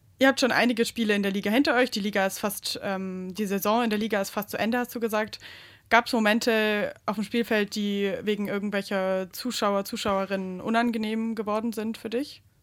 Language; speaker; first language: German; native; German